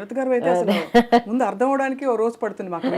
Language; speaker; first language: Telugu; native; Telugu